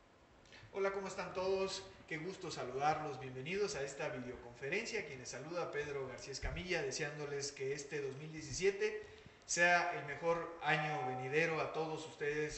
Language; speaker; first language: Spanish; native; Spanish